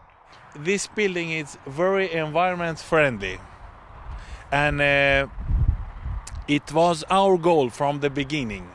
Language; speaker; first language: English; non-native, fluent; Persian